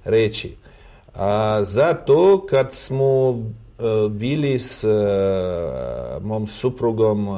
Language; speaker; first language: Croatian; non-native, fluent; Russian